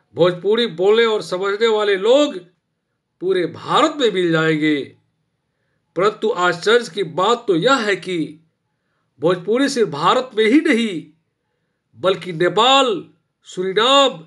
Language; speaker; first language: Hindi; non-native, local second language; Bhojpuri